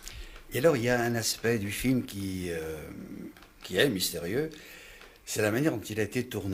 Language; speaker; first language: French; native; French